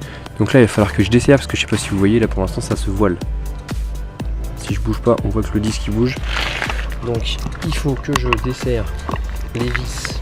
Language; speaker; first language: French; native; French